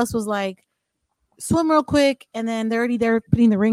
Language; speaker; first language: English; early bilingual, other home language; Spanish